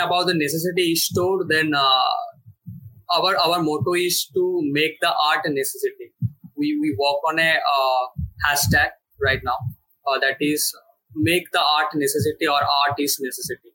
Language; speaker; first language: English; non-native, local second language; Bangla